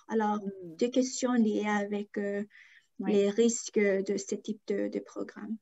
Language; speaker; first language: French; non-native, fluent; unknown